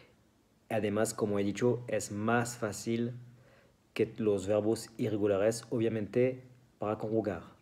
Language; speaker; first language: Spanish; non-native, fluent; French